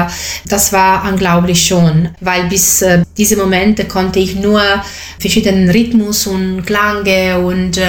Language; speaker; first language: German; non-native, learner; Italian